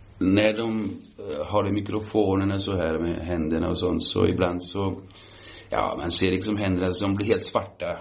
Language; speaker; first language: Swedish; early bilingual, heritage; Swedish